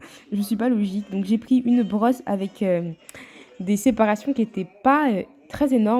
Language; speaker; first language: French; native; French